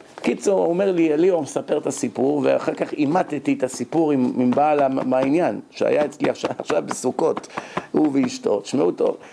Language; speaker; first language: Hebrew; native; Hebrew